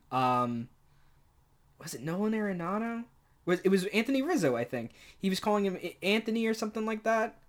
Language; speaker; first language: English; native; English